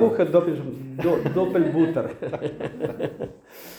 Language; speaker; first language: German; non-native, learner; Russian